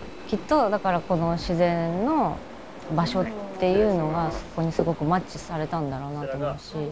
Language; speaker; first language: Japanese; native; Japanese